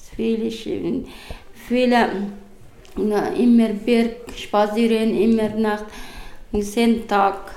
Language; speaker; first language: German; non-native, learner; Persian